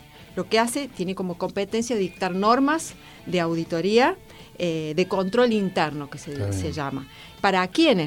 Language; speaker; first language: Spanish; native; Spanish